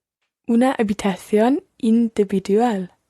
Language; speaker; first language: Spanish; non-native, learner; English